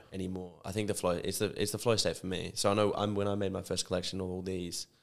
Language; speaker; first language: English; native; English